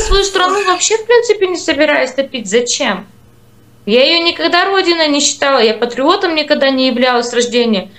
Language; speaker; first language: Russian; native; Russian